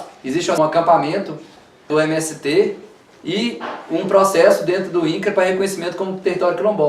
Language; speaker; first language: Portuguese; native; Portuguese